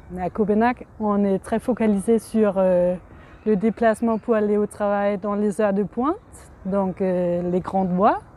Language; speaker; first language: French; non-native, fluent; Danish